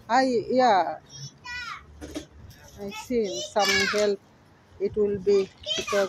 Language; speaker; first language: English; non-native, learner; Bangla